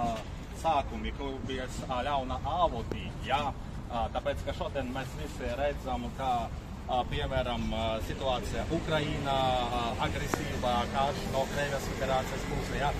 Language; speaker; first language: Latvian; non-native, fluent; Russian